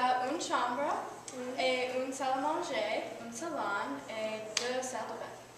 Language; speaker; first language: French; non-native, learner; English